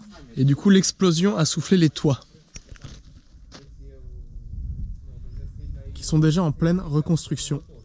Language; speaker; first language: French; native; French